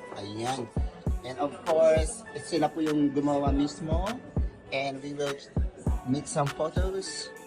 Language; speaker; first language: Filipino; native; Filipino